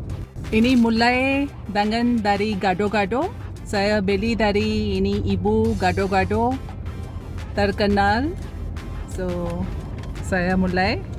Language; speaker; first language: Indonesian; non-native, learner; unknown